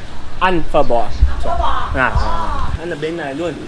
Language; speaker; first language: Vietnamese; non-native, learner; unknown